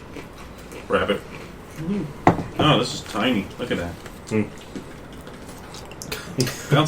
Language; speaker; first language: English; native; English